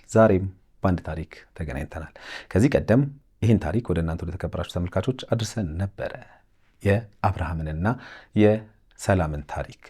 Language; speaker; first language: Amharic; native; Amharic